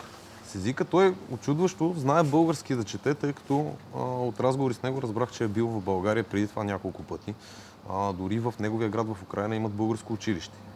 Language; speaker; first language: Bulgarian; native; Bulgarian